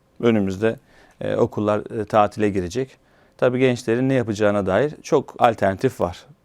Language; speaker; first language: Turkish; native; Turkish